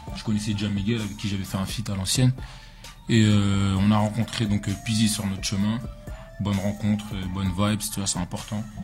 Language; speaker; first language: French; native; French